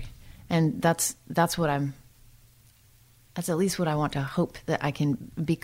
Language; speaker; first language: English; native; English